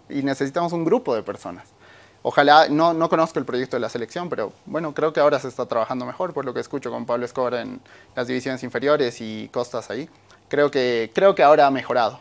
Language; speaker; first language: Spanish; native; Spanish